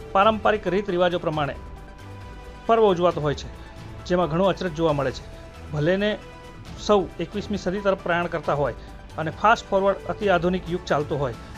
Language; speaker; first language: Gujarati; native; Gujarati